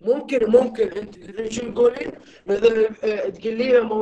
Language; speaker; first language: Arabic; native; Arabic